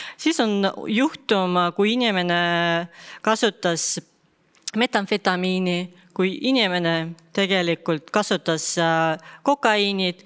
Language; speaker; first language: Estonian; non-native, local second language; Russian